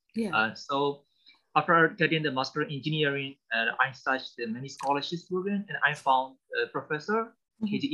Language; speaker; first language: English; non-native, learner; Burmese